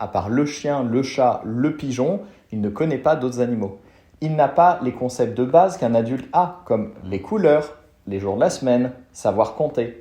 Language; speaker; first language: French; native; French